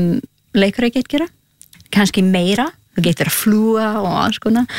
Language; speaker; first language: Icelandic; non-native, learner; English